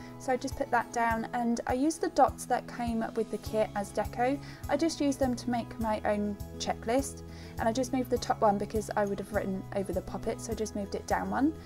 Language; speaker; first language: English; native; English